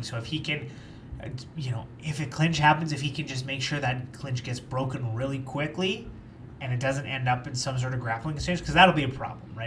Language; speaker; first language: English; native; English